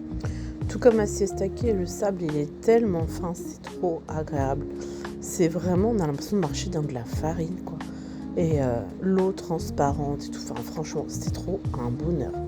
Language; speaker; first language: French; native; French